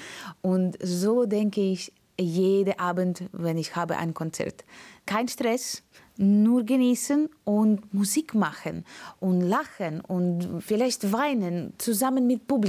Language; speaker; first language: German; non-native, fluent; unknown